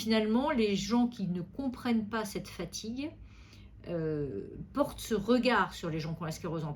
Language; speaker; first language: French; native; French